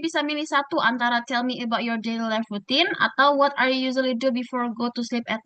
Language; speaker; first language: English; non-native, fluent; Indonesian